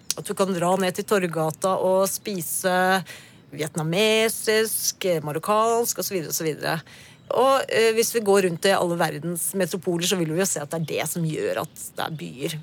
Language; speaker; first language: Norwegian; early bilingual, other home language; Spanish